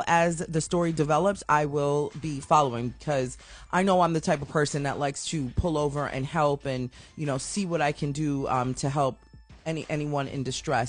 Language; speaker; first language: English; native; English